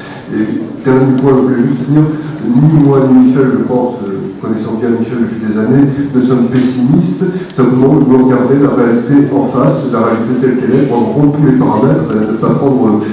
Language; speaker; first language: French; native; French